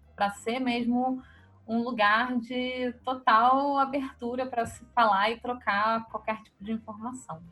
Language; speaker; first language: Portuguese; native; Portuguese